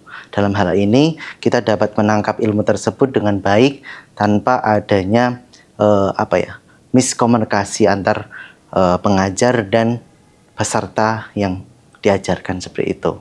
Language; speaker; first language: Indonesian; non-native, local second language; Javanese